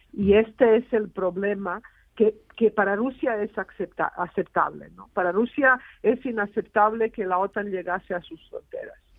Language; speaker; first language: Spanish; non-native, fluent; Serbian